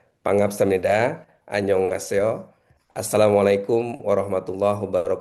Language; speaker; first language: Indonesian; native; Indonesian